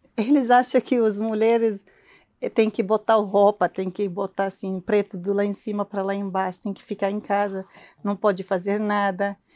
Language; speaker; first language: Portuguese; non-native, learner; Arabic